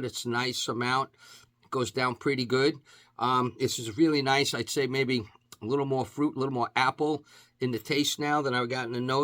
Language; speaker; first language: English; native; English